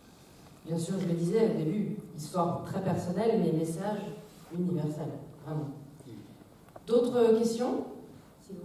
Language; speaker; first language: French; native; French